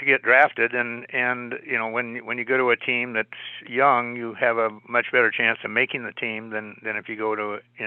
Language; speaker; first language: English; native; English